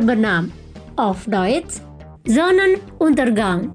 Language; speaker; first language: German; non-native, fluent; Indonesian